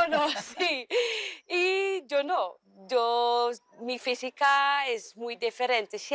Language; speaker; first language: Spanish; non-native, learner; Dutch